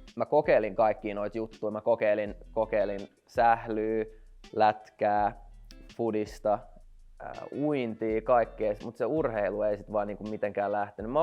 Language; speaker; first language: Finnish; non-native, local second language; Swedish